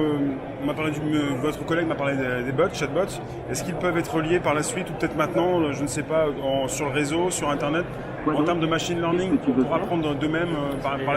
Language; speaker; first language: French; native; French